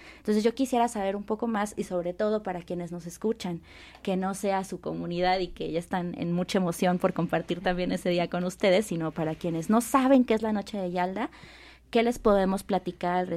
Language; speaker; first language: Spanish; native; Spanish